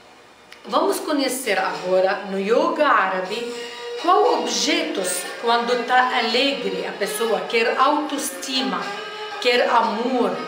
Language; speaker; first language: Portuguese; non-native, fluent; Arabic